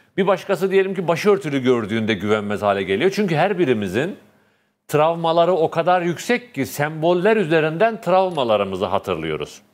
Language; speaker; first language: Turkish; native; Turkish